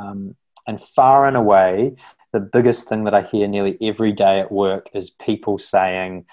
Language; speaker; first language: English; native; English